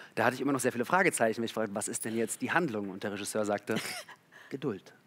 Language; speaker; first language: German; early bilingual, other home language; Russian